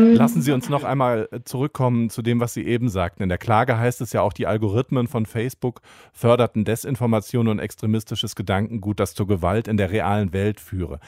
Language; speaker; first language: German; native; German